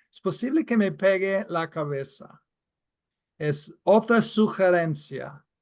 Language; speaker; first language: Spanish; non-native, fluent; English